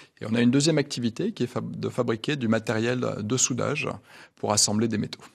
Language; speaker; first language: French; native; French